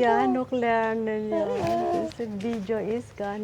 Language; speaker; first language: German; non-native, learner; Filipino